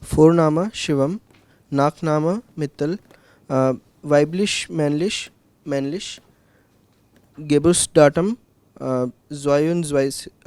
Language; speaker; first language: German; non-native, learner; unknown